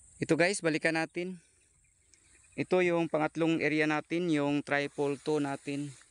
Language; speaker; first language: Filipino; non-native, local second language; Cebuano